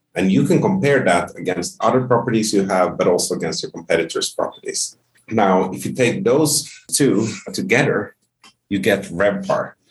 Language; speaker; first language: English; non-native, fluent; Finnish